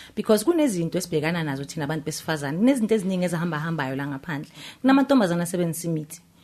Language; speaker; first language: Zulu; native; Zulu